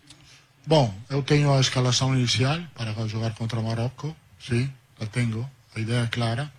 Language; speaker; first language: Portuguese; non-native, learner; Italian